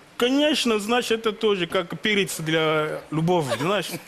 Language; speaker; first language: Russian; non-native, learner; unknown